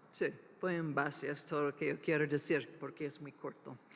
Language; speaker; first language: Spanish; non-native, learner; English